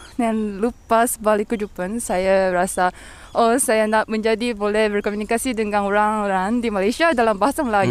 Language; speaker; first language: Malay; non-native, learner; Japanese